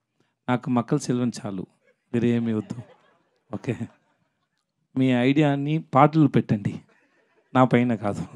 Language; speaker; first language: Telugu; non-native, learner; Tamil